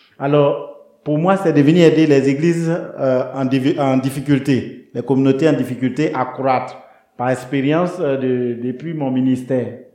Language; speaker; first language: French; non-native, local second language; Baoulé